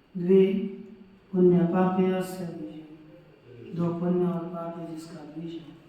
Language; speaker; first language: Hindi; non-native, local second language; Marathi